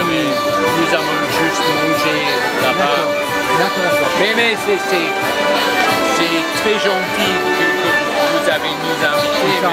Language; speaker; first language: French; non-native, learner; Catalan